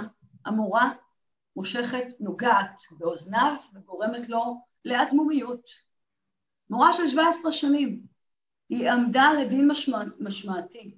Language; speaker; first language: Hebrew; native; Hebrew